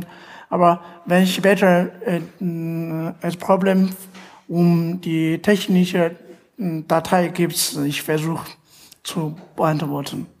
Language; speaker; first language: German; non-native, fluent; Chinese